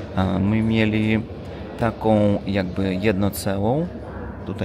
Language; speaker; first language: Polish; non-native, learner; Russian